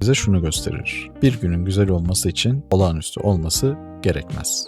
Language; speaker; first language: Turkish; native; Turkish